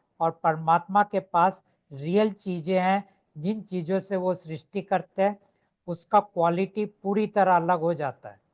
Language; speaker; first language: Hindi; non-native, local second language; Bangla